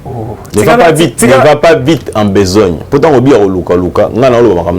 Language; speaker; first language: French; non-native, local second language; Lingala